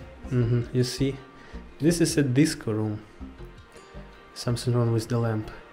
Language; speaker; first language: English; non-native, fluent; Ukrainian